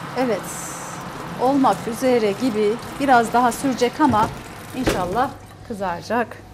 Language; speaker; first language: Turkish; early bilingual, heritage; Turkish